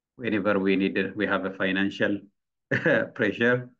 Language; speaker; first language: English; non-native, fluent; Amharic